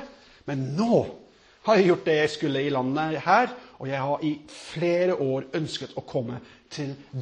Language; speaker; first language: Norwegian; non-native, fluent; English